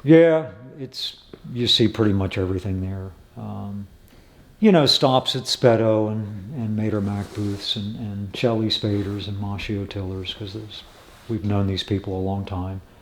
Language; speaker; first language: English; native; English